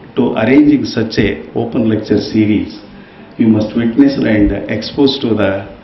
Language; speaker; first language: English; non-native, local second language; Kannada